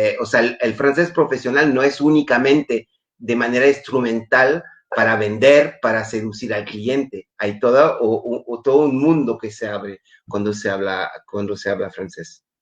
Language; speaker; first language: Spanish; non-native, fluent; French